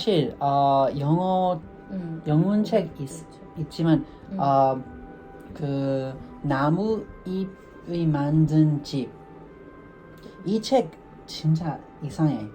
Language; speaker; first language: Korean; non-native, learner; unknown